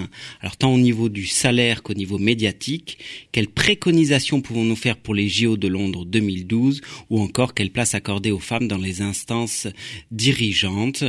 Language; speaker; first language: French; native; French